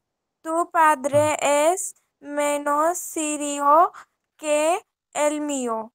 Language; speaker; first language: Spanish; non-native, learner; Marathi